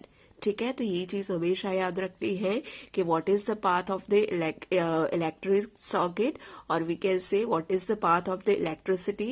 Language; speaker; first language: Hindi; non-native, local second language; Gujarati